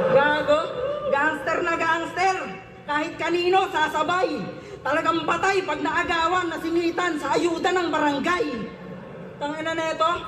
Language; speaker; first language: Filipino; native; Filipino